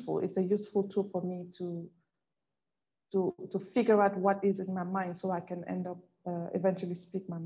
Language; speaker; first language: English; non-native, local second language; French